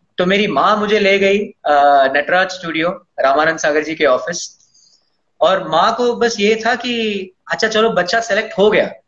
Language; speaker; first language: Hindi; non-native, local second language; Tamil